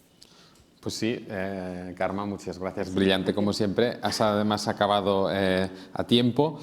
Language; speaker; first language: Spanish; non-native, local second language; Catalan